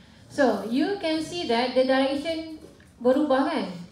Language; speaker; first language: English; non-native, local second language; Malay